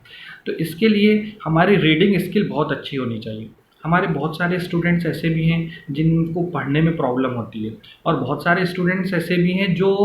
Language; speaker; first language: Hindi; native; Hindi